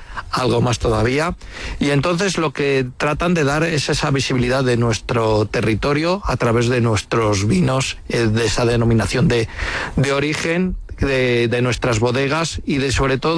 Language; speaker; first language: Spanish; native; Spanish